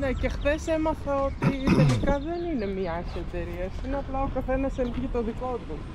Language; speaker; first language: Greek; non-native, fluent; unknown